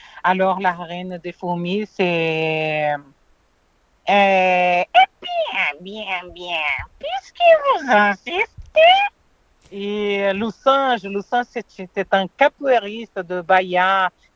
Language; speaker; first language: French; non-native, fluent; Portuguese